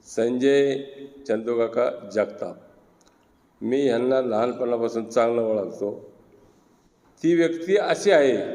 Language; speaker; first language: Marathi; native; Marathi